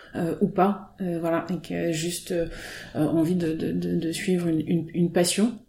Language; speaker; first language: French; native; French